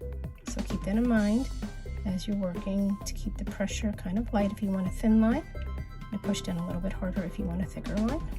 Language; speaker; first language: English; native; English